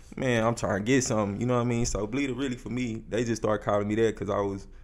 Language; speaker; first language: English; native; English